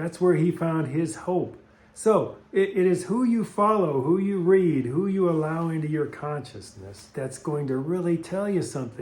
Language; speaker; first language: English; native; English